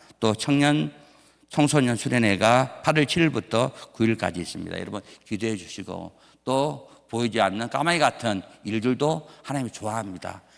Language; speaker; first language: Korean; native; Korean